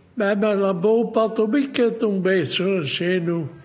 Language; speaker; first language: French; native; French